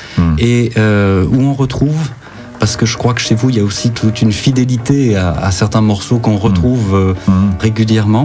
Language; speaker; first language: French; native; French